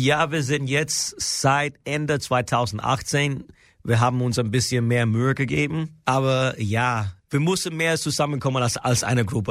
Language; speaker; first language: German; non-native, fluent; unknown